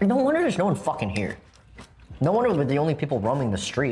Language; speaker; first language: English; native; English